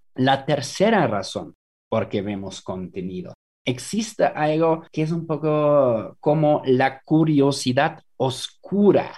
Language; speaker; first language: Spanish; non-native, fluent; German